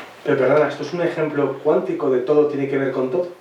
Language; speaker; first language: Spanish; native; Spanish